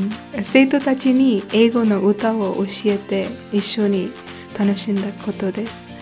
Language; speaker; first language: Japanese; non-native, learner; English